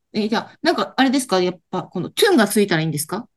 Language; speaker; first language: Japanese; native; Japanese